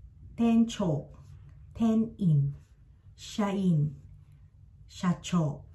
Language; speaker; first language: Japanese; non-native, fluent; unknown